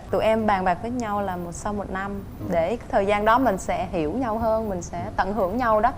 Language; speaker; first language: Vietnamese; native; Vietnamese